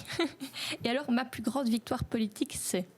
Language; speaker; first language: French; native; French